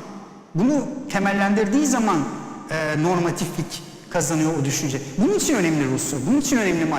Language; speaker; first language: Turkish; native; Turkish